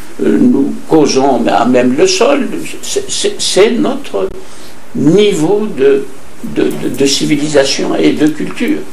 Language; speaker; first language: French; non-native, local second language; Kabyle